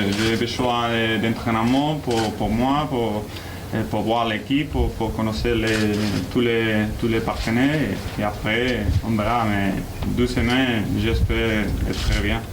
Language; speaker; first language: French; non-native, learner; Spanish